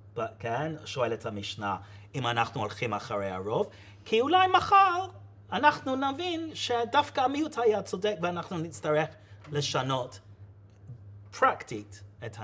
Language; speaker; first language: Hebrew; non-native, fluent; English